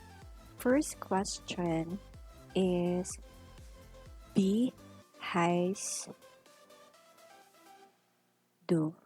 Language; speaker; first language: German; non-native, learner; Filipino